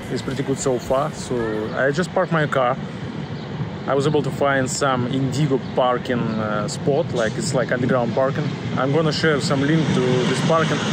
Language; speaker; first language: English; non-native, fluent; Russian